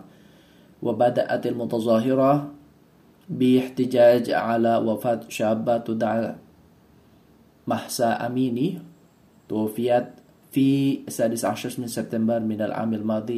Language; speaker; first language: Arabic; non-native, fluent; Indonesian